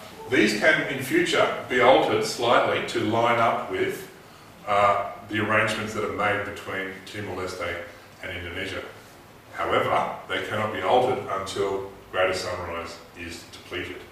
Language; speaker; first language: English; native; English